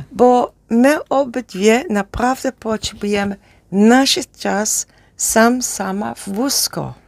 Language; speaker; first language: Polish; non-native, learner; Dutch